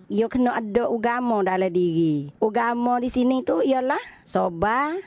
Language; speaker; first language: Malay; native; Malay